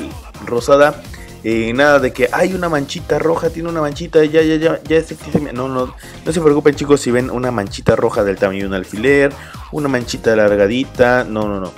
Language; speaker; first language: Spanish; native; Spanish